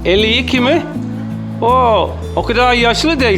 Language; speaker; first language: Turkish; non-native, learner; English